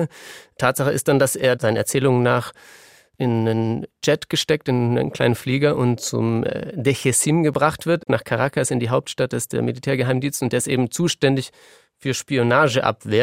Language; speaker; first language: German; native; German